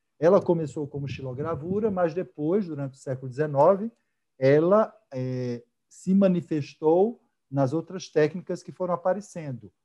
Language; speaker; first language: Portuguese; native; Portuguese